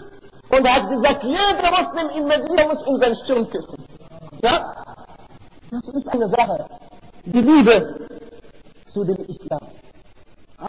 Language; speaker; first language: German; non-native, fluent; Arabic